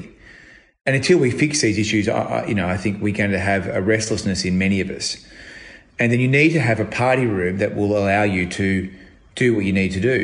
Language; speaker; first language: English; native; English